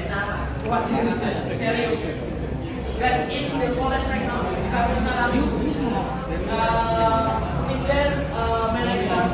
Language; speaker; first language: English; non-native, learner; Indonesian